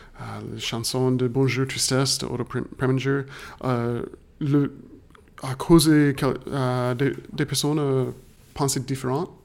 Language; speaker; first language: French; non-native, fluent; English